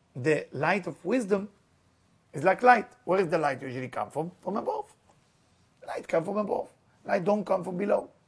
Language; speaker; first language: English; non-native, fluent; Hebrew